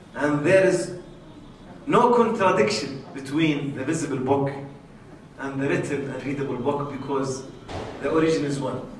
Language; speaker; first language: English; non-native, fluent; Arabic